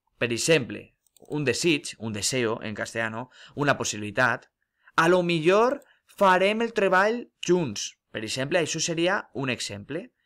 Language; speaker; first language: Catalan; non-native, local second language; Spanish